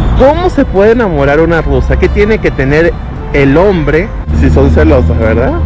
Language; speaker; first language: Spanish; native; Spanish